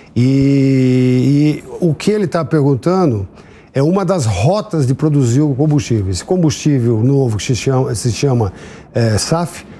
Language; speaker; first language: Portuguese; native; Portuguese